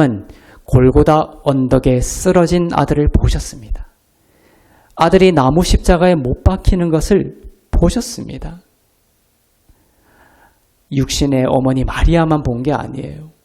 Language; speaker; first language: Korean; native; Korean